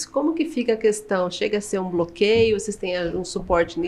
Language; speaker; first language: Portuguese; native; Portuguese